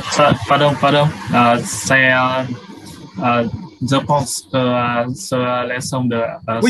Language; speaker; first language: French; non-native, learner; Vietnamese